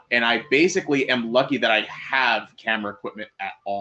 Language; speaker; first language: English; native; English